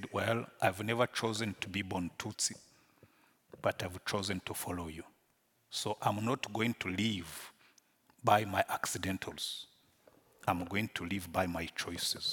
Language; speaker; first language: English; non-native, local second language; Kinyarwanda